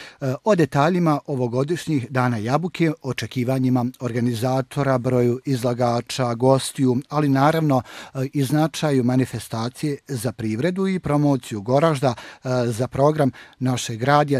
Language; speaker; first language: Bosnian; native; Bosnian